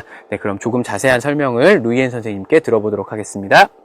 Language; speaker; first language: Korean; native; Korean